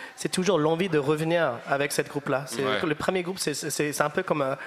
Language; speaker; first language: French; non-native, fluent; English